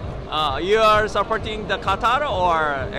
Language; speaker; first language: English; non-native, learner; Korean